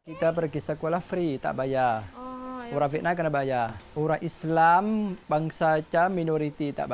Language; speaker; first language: Indonesian; non-native, learner; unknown